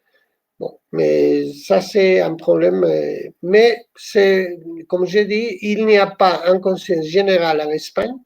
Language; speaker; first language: French; non-native, fluent; Spanish